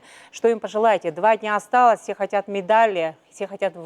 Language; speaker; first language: Russian; native; Russian